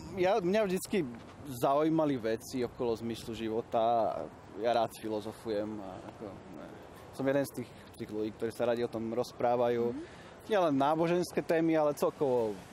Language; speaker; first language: Slovak; native; Slovak